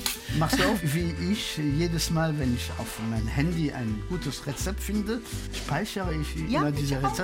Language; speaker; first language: German; non-native, fluent; French